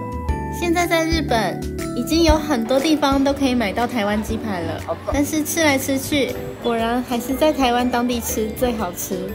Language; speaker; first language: Chinese; native; Chinese